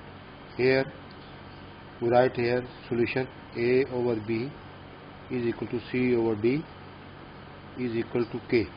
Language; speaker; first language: English; non-native, local second language; Urdu